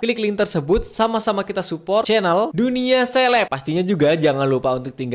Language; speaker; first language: Indonesian; native; Indonesian